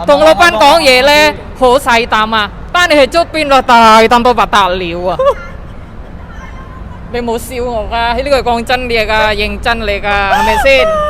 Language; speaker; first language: Cantonese; non-native, fluent; Indonesian